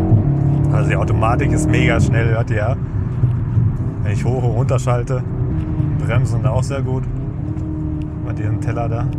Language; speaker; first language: German; native; German